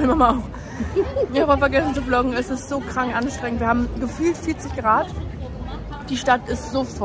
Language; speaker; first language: German; native; German